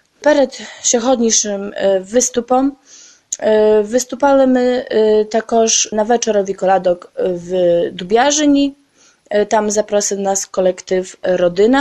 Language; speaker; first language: Ukrainian; early bilingual, heritage; Ukrainian